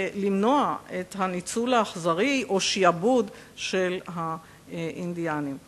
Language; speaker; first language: Hebrew; native; Hebrew